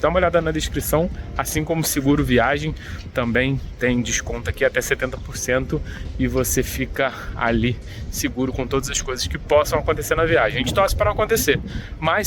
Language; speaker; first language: Portuguese; native; Portuguese